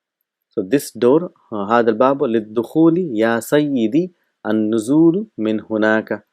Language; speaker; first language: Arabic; non-native, fluent; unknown